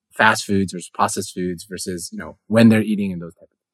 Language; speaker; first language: English; native; English